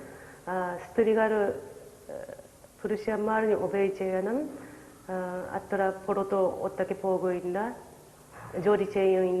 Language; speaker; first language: Malayalam; non-native, learner; Japanese